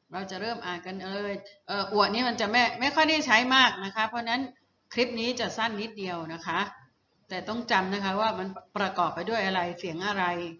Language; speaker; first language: Thai; native; Thai